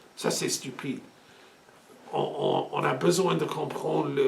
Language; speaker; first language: French; non-native, learner; English